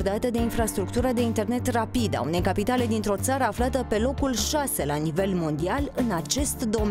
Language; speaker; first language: Romanian; native; Romanian